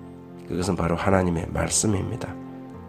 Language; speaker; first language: Korean; native; Korean